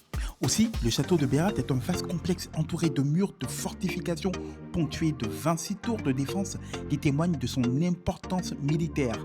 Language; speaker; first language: French; native; French